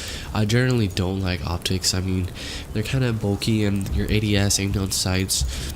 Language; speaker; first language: English; native; English